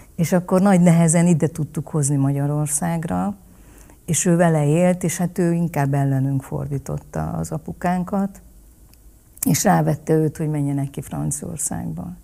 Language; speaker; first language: Hungarian; early bilingual, other home language; Vietnamese